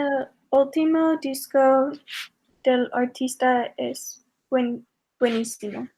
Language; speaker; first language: Spanish; non-native, learner; English